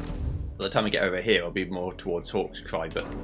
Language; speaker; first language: English; native; English